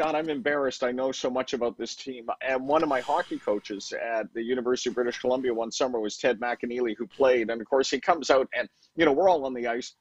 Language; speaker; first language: English; native; English